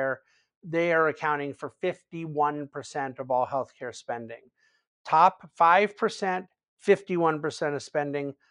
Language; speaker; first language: English; native; English